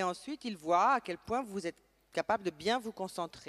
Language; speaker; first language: French; native; French